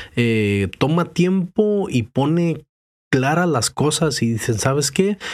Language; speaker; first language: Spanish; native; Spanish